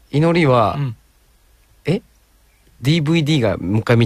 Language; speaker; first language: Japanese; native; Japanese